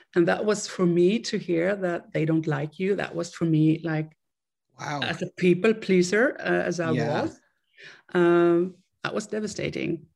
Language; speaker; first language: English; non-native, fluent; Swedish